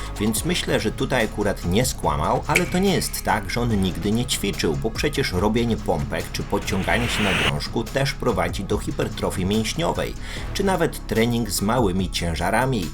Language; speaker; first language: Polish; native; Polish